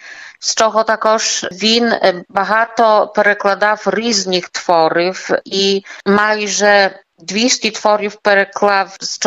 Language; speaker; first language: Ukrainian; early bilingual, heritage; Ukrainian